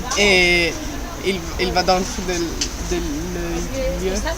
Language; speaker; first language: French; non-native, learner; Italian